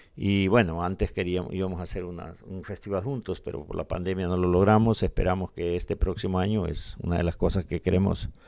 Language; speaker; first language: Spanish; native; Spanish